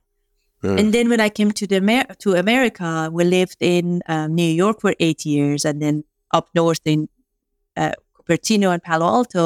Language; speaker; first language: English; non-native, fluent; Persian